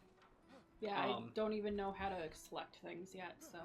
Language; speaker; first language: English; native; English